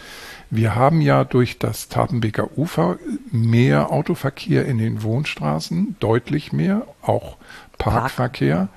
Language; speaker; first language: German; native; German